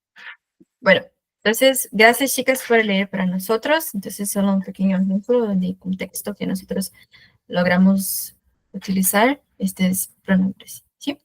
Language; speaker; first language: Spanish; non-native, fluent; Portuguese